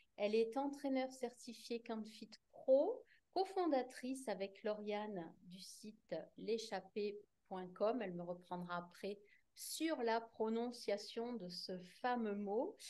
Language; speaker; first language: French; native; French